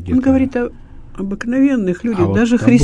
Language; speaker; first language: Russian; native; Russian